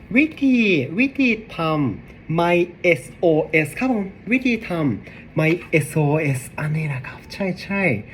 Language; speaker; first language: Thai; non-native, learner; Japanese